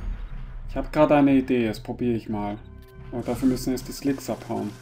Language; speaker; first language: German; native; German